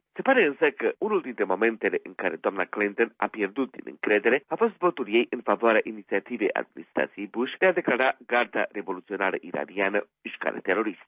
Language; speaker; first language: Romanian; native; Romanian